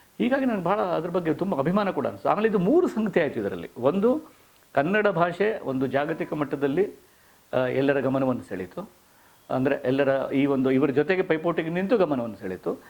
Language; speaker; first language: Kannada; native; Kannada